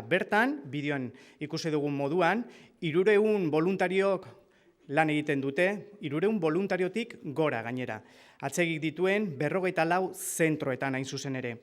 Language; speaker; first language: Basque; native; Basque